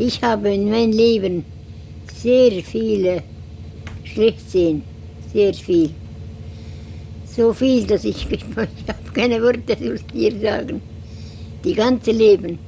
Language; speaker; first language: German; non-native, learner; Estonian